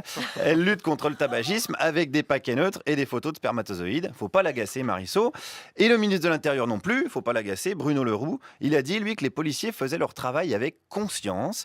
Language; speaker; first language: French; native; French